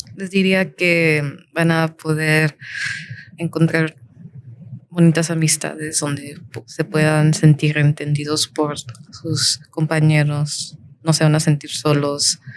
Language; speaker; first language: Spanish; early bilingual, heritage; Spanish